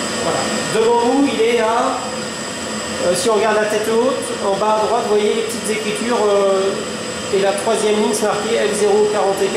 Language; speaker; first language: French; native; French